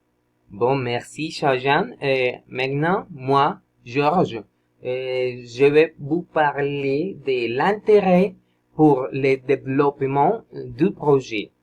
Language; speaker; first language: French; non-native, learner; Spanish